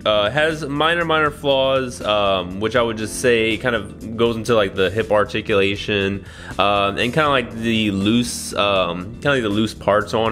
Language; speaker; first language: English; native; English